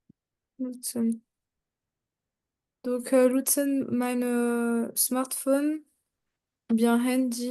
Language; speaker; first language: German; non-native, learner; French